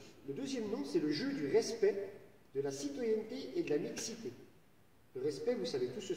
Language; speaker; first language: French; native; French